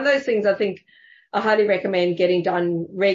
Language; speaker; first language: English; native; English